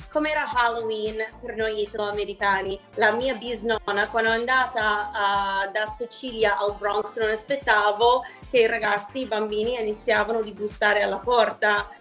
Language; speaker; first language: Italian; non-native, fluent; English